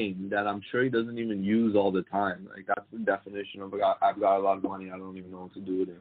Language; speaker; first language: English; native; English